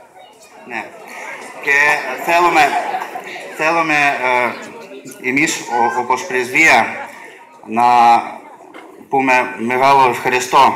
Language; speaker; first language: Greek; non-native, learner; Russian